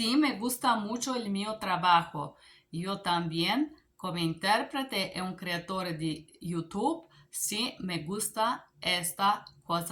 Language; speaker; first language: Spanish; non-native, learner; Bulgarian